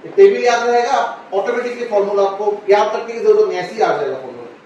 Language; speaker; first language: Hindi; non-native, local second language; Bangla